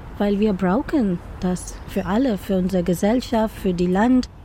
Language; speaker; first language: German; non-native, learner; Bangla